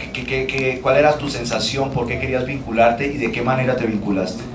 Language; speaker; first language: Spanish; native; Spanish